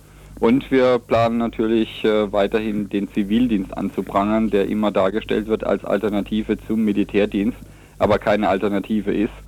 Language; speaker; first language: German; native; German